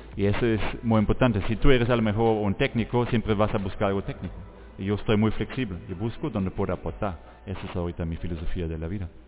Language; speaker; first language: Spanish; non-native, fluent; German